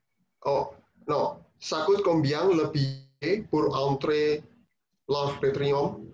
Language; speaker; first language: French; non-native, learner; Indonesian